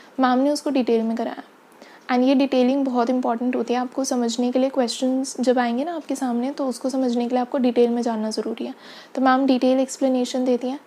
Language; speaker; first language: Hindi; native; Hindi